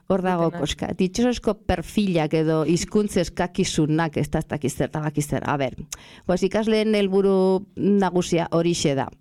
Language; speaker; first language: Basque; non-native, local second language; Spanish